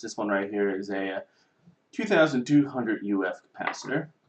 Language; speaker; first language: English; native; English